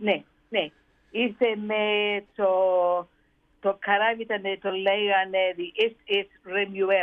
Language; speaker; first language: Greek; early bilingual, heritage; Greek